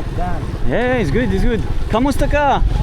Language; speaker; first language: English; non-native, learner; French